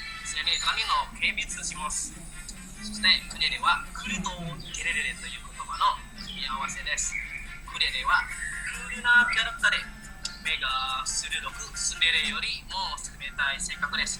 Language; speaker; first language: Japanese; non-native, learner; Indonesian